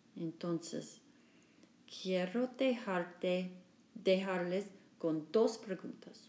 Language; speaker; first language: Spanish; non-native, learner; English